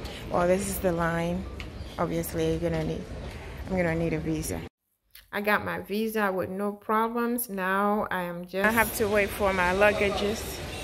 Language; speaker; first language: English; non-native, fluent; Wolof